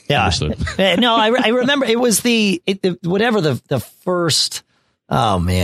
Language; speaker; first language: English; native; English